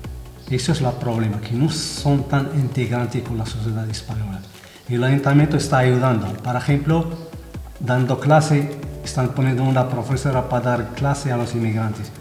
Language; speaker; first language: Spanish; non-native, fluent; Arabic